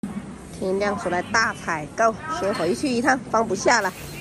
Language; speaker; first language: Chinese; native; Chinese